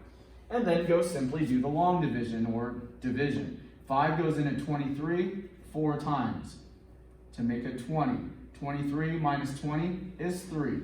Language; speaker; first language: English; native; English